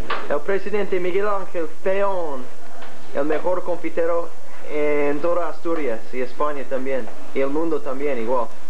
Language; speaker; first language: Spanish; non-native, fluent; English